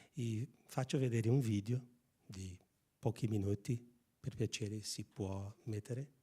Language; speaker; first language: Italian; non-native, fluent; Portuguese